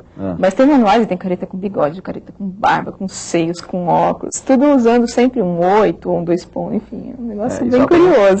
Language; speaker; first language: Portuguese; native; Portuguese